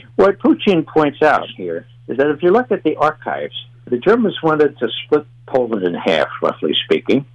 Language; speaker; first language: English; native; English